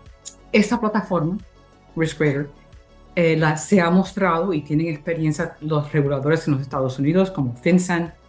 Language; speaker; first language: Spanish; early bilingual, heritage; English